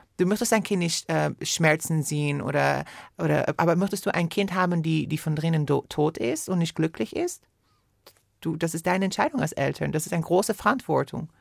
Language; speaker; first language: German; non-native, fluent; Persian